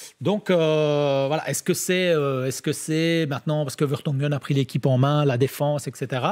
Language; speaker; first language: French; native; French